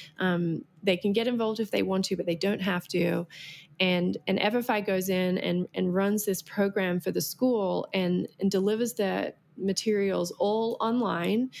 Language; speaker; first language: English; native; English